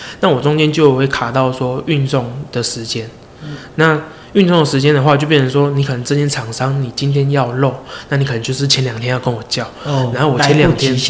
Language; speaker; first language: Chinese; native; Chinese